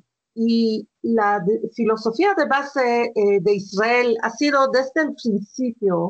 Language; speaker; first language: Spanish; non-native, fluent; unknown